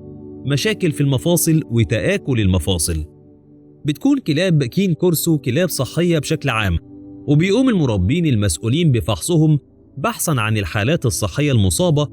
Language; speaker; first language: Arabic; native; Arabic